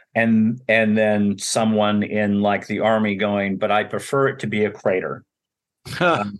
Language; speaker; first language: English; native; English